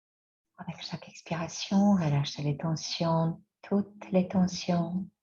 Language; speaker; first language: French; native; French